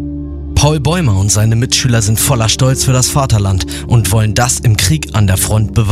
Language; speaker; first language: German; native; German